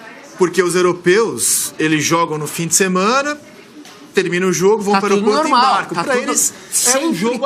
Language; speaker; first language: Portuguese; native; Portuguese